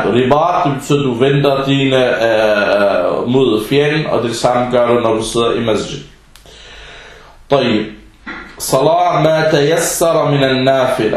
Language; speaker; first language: Danish; non-native, fluent; Arabic